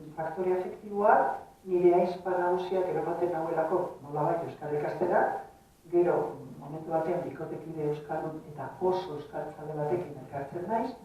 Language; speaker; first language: Basque; non-native, local second language; Spanish